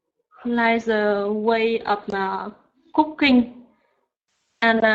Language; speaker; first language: English; non-native, learner; Vietnamese